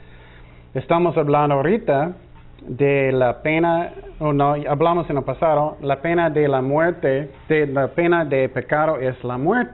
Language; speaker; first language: Spanish; non-native, fluent; English